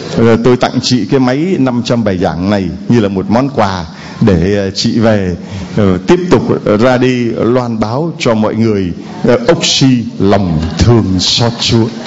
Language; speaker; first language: Vietnamese; native; Vietnamese